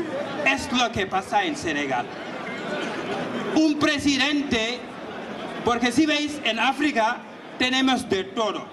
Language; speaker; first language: Spanish; non-native, fluent; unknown